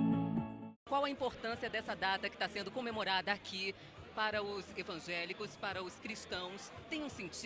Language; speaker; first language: Portuguese; native; Portuguese